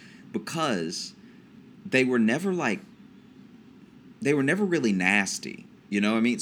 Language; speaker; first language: English; native; English